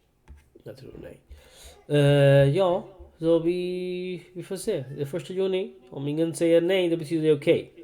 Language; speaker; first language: Swedish; non-native, learner; Urdu